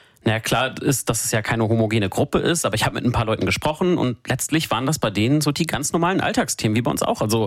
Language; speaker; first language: German; native; German